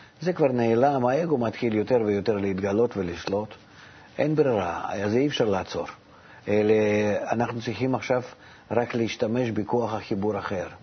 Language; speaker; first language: Hebrew; non-native, fluent; Russian